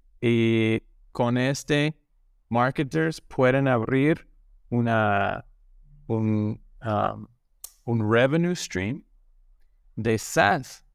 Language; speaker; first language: Spanish; non-native, learner; English